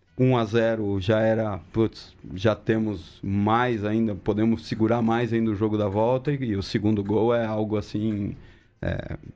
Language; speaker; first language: Portuguese; early bilingual, other home language; Spanish